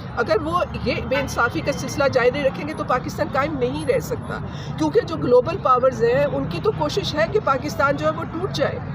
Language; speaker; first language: Urdu; non-native, local second language; Punjabi